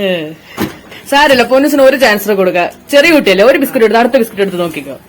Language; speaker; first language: Malayalam; native; Malayalam